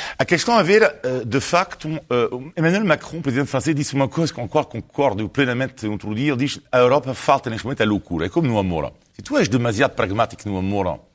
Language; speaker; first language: Portuguese; non-native, fluent; French